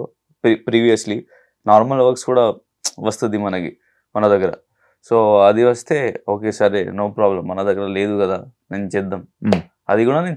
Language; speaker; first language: Telugu; non-native, local second language; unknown